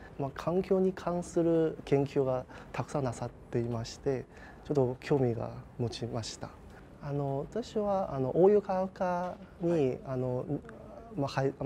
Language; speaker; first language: Japanese; non-native, fluent; Chinese